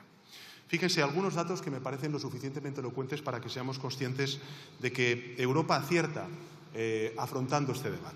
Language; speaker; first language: Spanish; native; Spanish